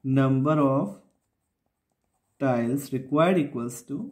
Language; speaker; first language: English; non-native, local second language; Hindi